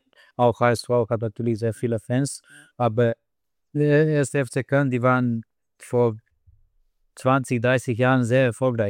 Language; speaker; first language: German; non-native, fluent; Slovenian